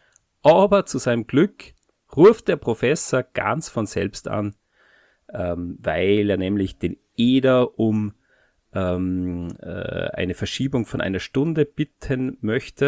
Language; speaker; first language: German; native; German